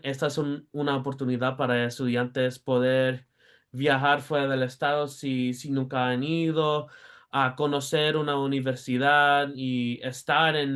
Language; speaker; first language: Spanish; early bilingual, heritage; Spanish